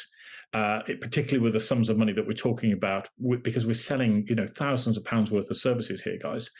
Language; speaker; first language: English; native; English